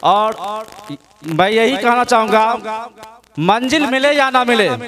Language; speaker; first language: Hindi; native; Hindi